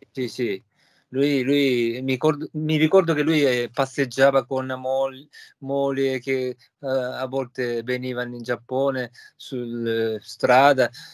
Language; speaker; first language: Italian; non-native, fluent; Japanese